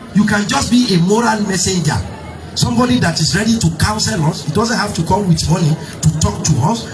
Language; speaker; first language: English; non-native, local second language; Yoruba